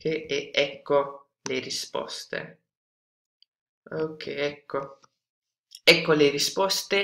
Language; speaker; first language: Italian; non-native, fluent; English